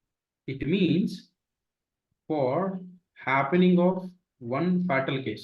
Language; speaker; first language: English; non-native, local second language; Telugu